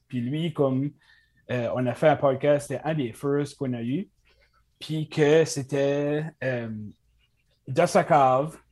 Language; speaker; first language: French; native; French